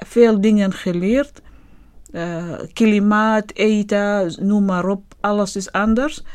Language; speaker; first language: Dutch; non-native, learner; Arabic